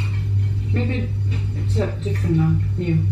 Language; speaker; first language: English; non-native, local second language; Indonesian